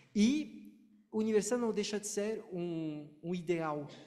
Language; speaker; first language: Portuguese; non-native, fluent; French